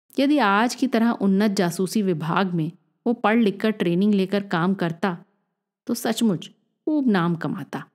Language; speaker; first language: Hindi; native; Hindi